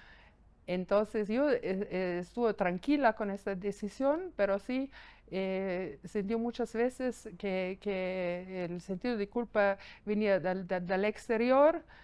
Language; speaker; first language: Spanish; non-native, fluent; German